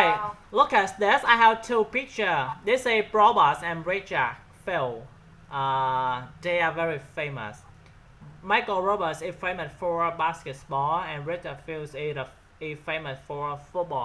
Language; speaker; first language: English; non-native, learner; Vietnamese